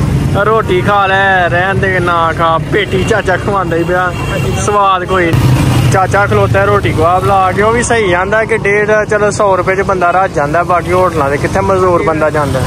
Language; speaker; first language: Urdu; non-native, local second language; Punjabi